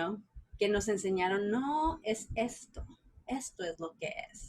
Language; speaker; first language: Spanish; early bilingual, heritage; Spanish